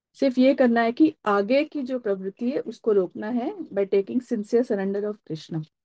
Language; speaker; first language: Hindi; non-native, local second language; Marathi